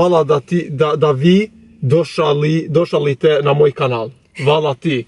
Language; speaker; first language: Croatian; non-native, learner; Albanian